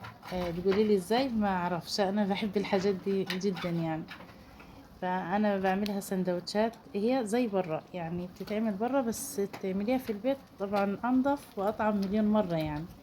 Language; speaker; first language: Arabic; native; Arabic